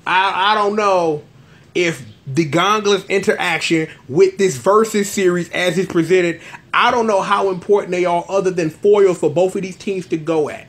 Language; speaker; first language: English; native; English